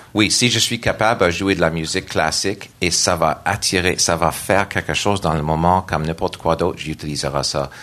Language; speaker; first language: French; non-native, local second language; English